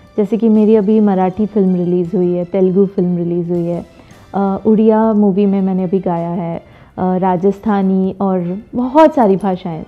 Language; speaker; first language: Hindi; non-native, local second language; Bangla